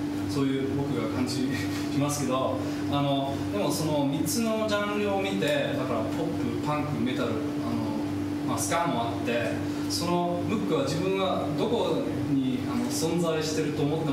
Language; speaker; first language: Japanese; non-native, fluent; German